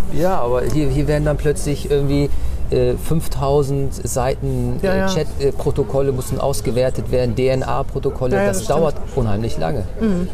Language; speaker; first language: German; early bilingual, other home language; Turkish